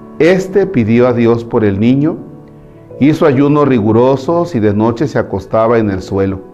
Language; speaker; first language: Spanish; native; Spanish